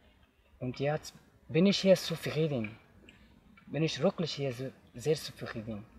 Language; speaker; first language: German; non-native, learner; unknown